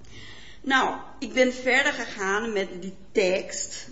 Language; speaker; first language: Dutch; non-native, fluent; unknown